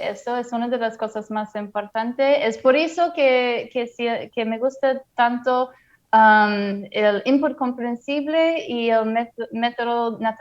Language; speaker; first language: Spanish; non-native, fluent; English